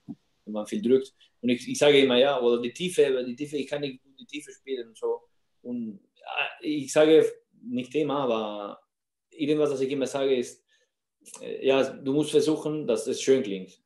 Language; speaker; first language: German; non-native, fluent; Spanish